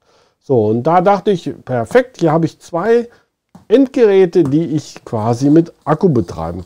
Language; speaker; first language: German; native; German